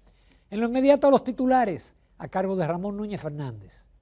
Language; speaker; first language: Spanish; native; Spanish